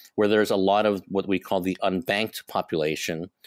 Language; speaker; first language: English; non-native, local second language; Cantonese